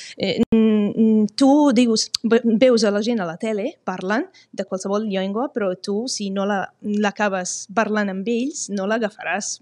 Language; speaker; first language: Catalan; non-native, fluent; Arabic